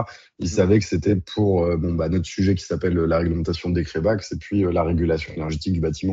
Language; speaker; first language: French; native; French